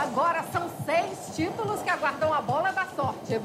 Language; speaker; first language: Portuguese; native; Portuguese